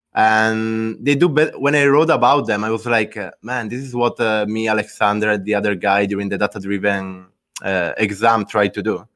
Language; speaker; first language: English; non-native, fluent; Italian